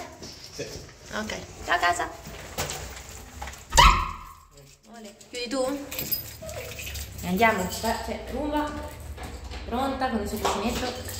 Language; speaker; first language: Italian; native; Italian